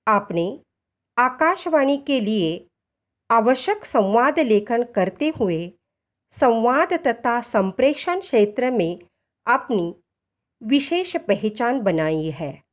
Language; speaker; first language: Hindi; non-native, local second language; Marathi